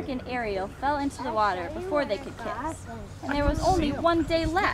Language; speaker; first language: English; native; English